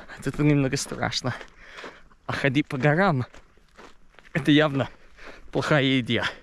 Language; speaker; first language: Russian; non-native, fluent; English